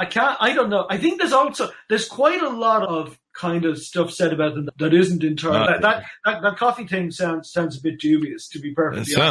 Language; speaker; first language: English; native; English